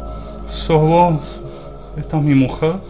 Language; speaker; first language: Spanish; native; Spanish